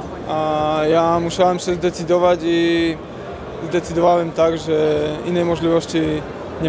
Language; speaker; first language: Polish; non-native, learner; Slovak